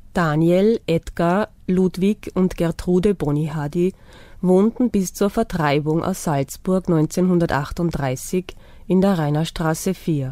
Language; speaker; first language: German; native; German